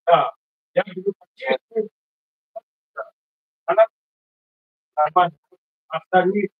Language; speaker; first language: Russian; non-native, fluent; Tajik